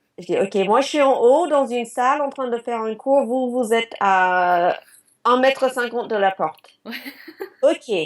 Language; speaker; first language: French; non-native, fluent; English